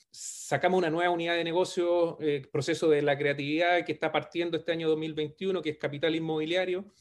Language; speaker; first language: Spanish; native; Spanish